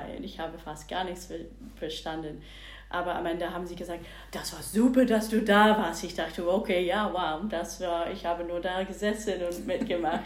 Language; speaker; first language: German; non-native, fluent; English